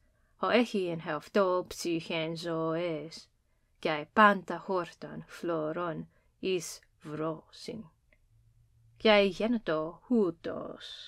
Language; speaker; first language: Greek; non-native, fluent; English